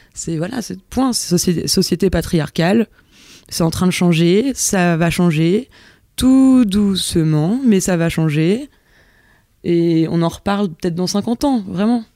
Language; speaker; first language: French; native; French